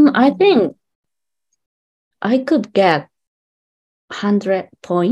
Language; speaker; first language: English; non-native, learner; Japanese